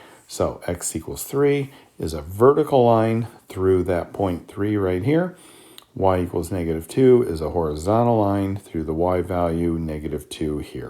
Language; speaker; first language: English; native; English